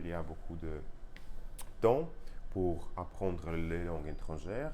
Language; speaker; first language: French; non-native, learner; Russian